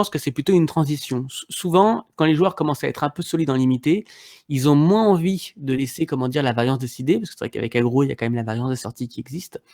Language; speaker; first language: French; native; French